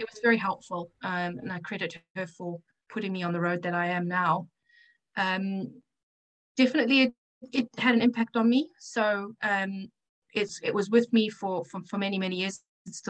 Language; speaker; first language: English; native; English